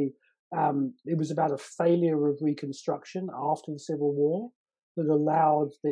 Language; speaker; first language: English; native; English